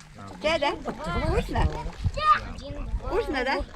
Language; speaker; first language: Russian; non-native, local second language; Yakut